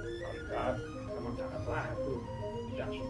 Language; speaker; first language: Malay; non-native, local second language; Balinese